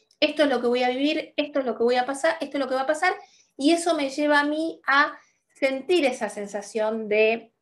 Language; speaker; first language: Spanish; native; Spanish